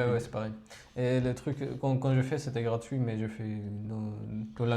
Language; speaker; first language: French; non-native, fluent; Georgian